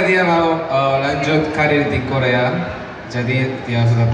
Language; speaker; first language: Indonesian; non-native, fluent; Korean